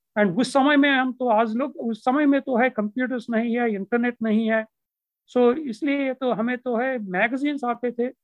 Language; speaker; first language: Hindi; non-native, local second language; Telugu